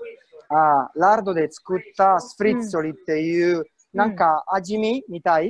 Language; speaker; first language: Japanese; non-native, fluent; Italian